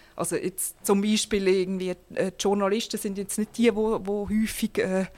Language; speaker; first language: German; native; German